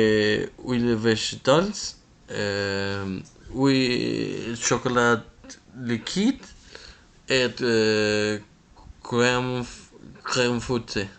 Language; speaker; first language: French; non-native, learner; Spanish